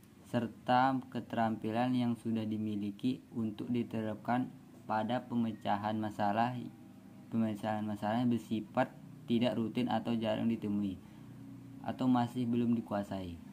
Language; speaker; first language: Indonesian; native; Indonesian